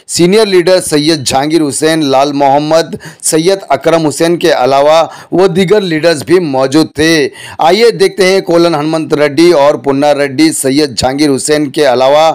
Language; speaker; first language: Hindi; non-native, local second language; Urdu